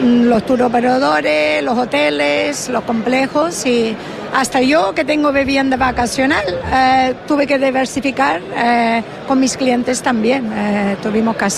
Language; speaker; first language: Spanish; non-native, fluent; English